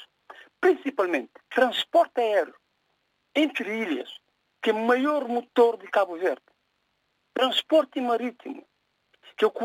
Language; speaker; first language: Portuguese; non-native, local second language; Kabuverdianu